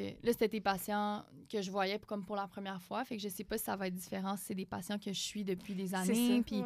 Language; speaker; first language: French; native; French